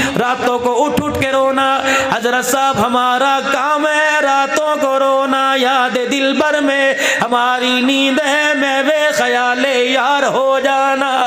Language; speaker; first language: Urdu; non-native, local second language; Punjabi